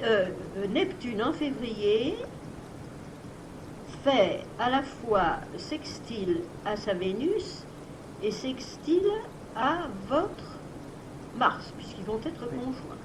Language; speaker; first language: French; native; French